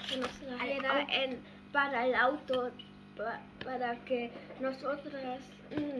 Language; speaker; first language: Spanish; early bilingual, heritage; German